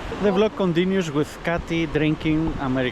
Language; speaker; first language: English; non-native, learner; Greek